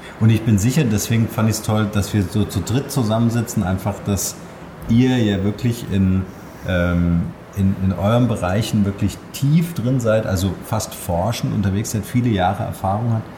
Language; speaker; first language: German; native; German